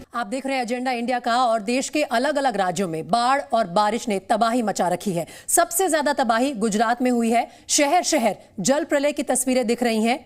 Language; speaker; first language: Hindi; native; Hindi